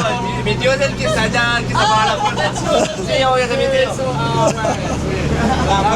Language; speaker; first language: Spanish; native; Spanish